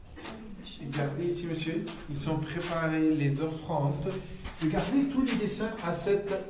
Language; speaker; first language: French; non-native, fluent; Arabic